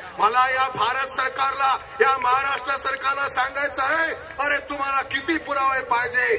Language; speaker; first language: Marathi; non-native, local second language; Lambadi